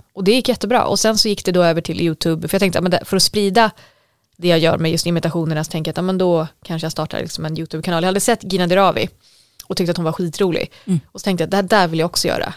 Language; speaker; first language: Swedish; native; Swedish